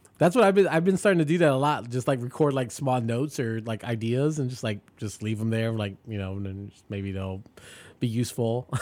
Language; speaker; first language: English; native; English